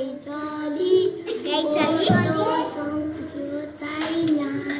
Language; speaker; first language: Chinese; non-native, learner; Nepali